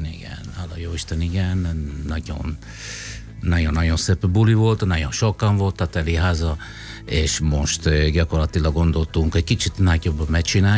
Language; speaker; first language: Hungarian; non-native, fluent; Italian